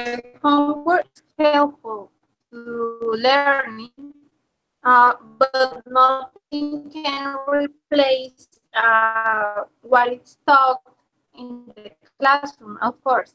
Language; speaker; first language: English; non-native, learner; Spanish